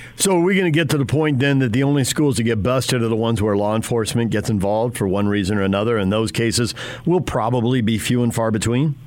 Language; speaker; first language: English; native; English